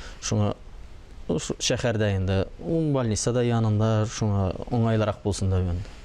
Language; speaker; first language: Tatar; early bilingual, heritage; Tatar